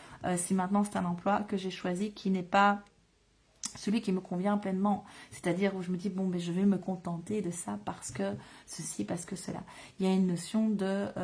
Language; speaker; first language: French; native; French